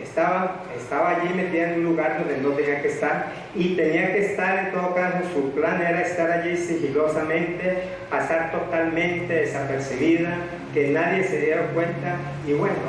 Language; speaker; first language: Spanish; native; Spanish